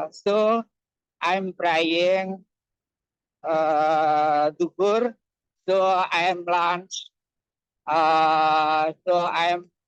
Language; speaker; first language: English; non-native, learner; Indonesian